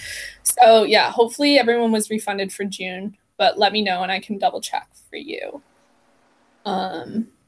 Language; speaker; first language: English; native; English